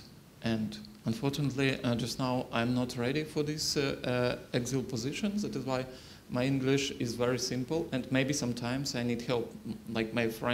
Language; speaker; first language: English; non-native, learner; Ukrainian